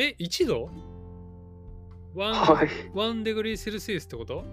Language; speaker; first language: Japanese; native; Japanese